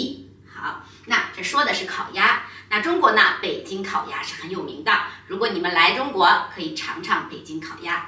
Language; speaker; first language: Chinese; native; Chinese